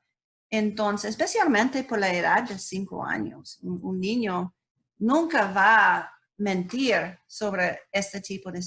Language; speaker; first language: Spanish; non-native, learner; English